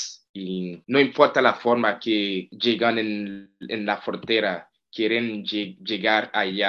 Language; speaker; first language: Spanish; non-native, fluent; Haitian Creole